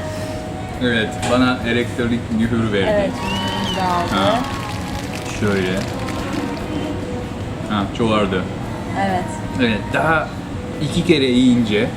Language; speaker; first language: Turkish; non-native, fluent; Japanese